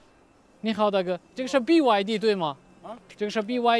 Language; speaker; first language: Chinese; non-native, learner; Tajik